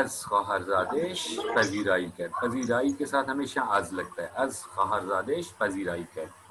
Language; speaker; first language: Persian; non-native, fluent; Urdu